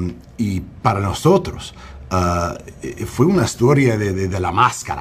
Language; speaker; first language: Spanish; non-native, learner; English